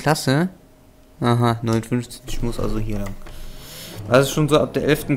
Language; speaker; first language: German; native; German